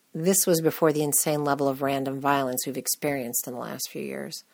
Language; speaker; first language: English; native; English